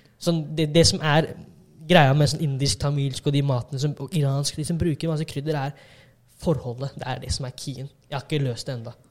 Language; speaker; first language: Norwegian; early bilingual, other home language; Tamil